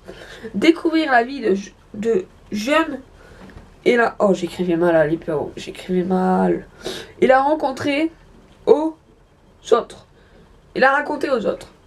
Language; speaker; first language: French; native; French